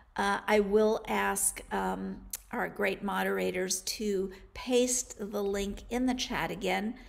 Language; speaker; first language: English; native; English